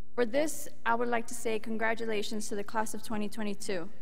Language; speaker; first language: English; early bilingual, other home language; Spanish